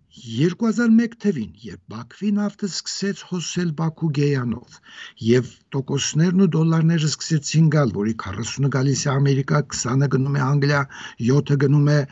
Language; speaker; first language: Armenian; native; Armenian